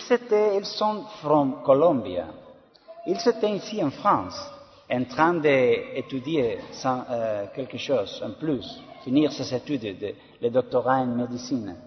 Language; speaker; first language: French; non-native, learner; Spanish